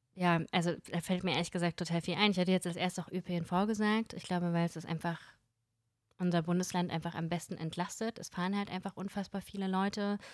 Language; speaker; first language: German; early bilingual, other home language; Russian